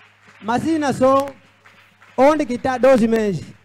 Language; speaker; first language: Portuguese; non-native, learner; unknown